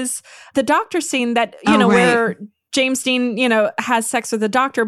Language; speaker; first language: English; non-native, fluent; Polish